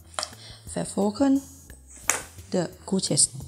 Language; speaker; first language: Dutch; non-native, learner; Thai